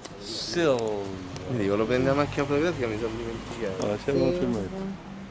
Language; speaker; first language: Italian; native; Italian